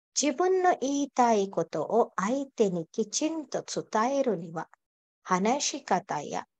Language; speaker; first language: Japanese; non-native, fluent; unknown